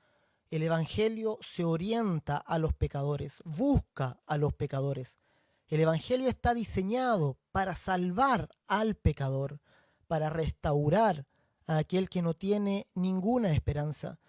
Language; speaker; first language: Spanish; native; Spanish